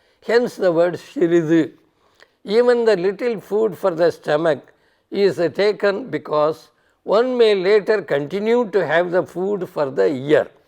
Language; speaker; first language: English; non-native, local second language; Tamil